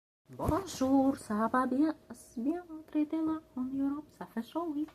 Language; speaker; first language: French; non-native, learner; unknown